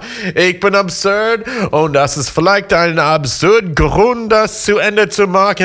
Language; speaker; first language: German; non-native, fluent; English